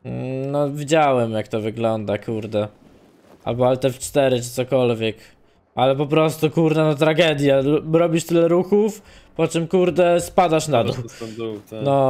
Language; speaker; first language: Polish; native; Polish